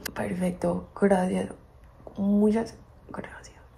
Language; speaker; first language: Spanish; non-native, learner; English